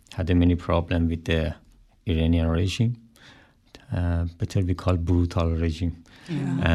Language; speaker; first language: English; non-native, learner; Persian